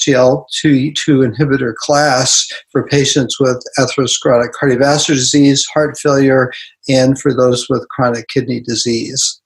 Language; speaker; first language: English; native; English